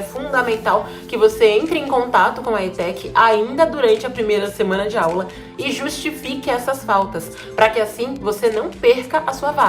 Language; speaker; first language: Portuguese; native; Portuguese